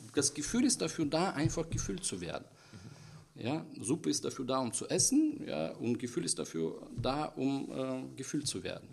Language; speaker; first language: German; non-native, fluent; Russian